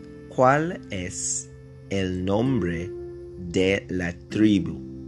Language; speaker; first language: Spanish; non-native, fluent; English